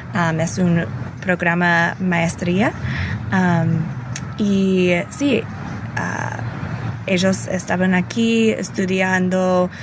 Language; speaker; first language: Spanish; early bilingual, heritage; English